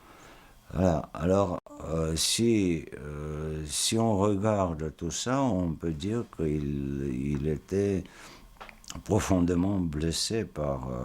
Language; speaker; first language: French; non-native, fluent; Georgian